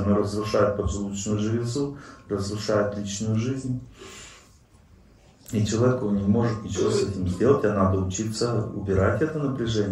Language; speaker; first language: Russian; native; Russian